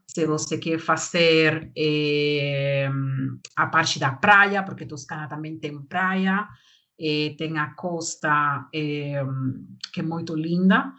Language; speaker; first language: Portuguese; non-native, learner; Spanish